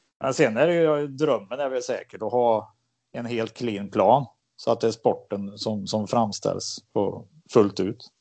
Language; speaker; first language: Swedish; native; Swedish